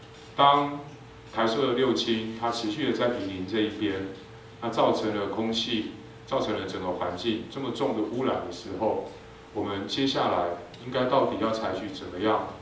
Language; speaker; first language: Chinese; native; Chinese